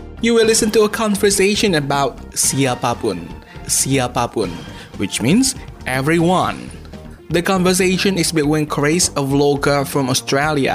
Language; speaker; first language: English; non-native, local second language; Indonesian